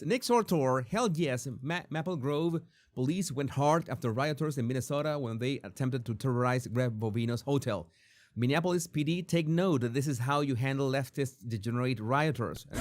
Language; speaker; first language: English; non-native, fluent; Spanish